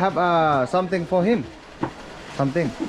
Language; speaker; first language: English; non-native, fluent; Finnish